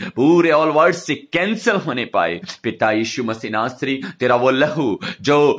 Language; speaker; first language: Hindi; non-native, local second language; Punjabi